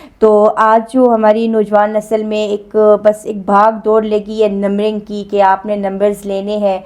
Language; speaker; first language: Urdu; non-native, local second language; Northern Hindko